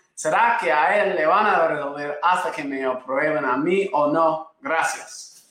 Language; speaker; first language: Spanish; non-native, fluent; English